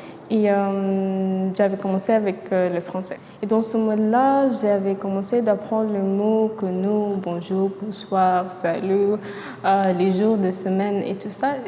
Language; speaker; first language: French; non-native, fluent; Arabic